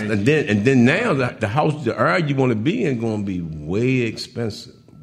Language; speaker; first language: English; native; English